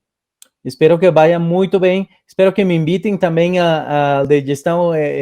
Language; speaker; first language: Portuguese; non-native, fluent; Spanish